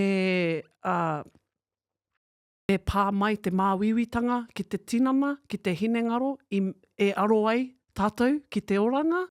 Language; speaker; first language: Māori; non-native, local second language; English